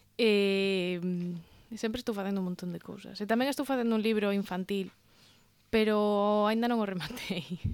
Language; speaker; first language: Galician; non-native, local second language; Spanish